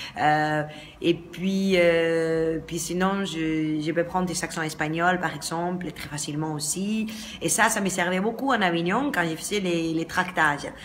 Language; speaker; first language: French; native; French